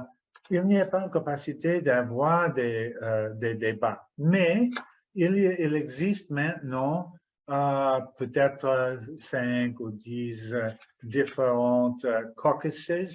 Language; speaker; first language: French; non-native, fluent; English